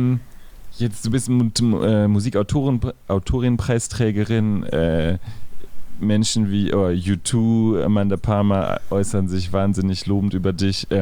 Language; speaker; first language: German; native; German